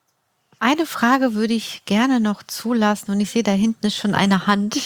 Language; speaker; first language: German; native; German